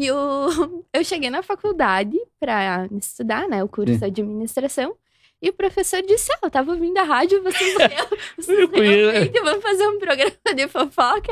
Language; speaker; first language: Portuguese; native; Portuguese